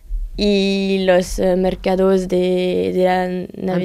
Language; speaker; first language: Spanish; non-native, learner; French